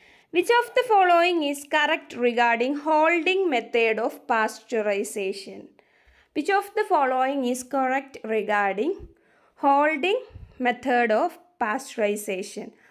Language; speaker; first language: English; non-native, local second language; Malayalam